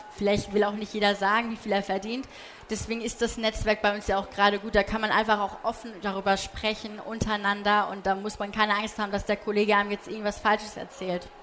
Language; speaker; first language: German; early bilingual, other home language; Polish